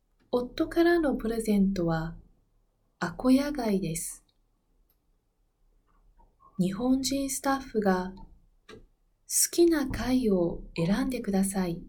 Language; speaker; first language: Japanese; non-native, learner; Spanish